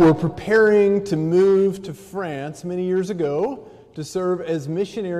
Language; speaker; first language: English; native; English